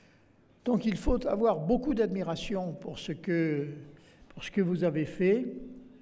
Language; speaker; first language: French; native; French